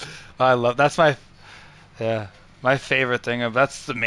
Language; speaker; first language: English; native; English